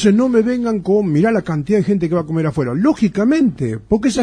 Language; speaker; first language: Spanish; native; Spanish